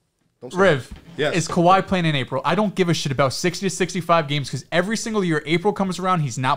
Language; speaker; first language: English; native; English